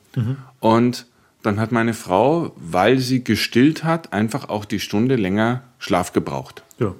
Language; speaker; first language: German; native; German